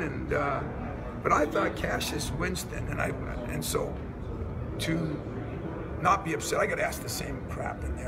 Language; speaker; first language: English; native; English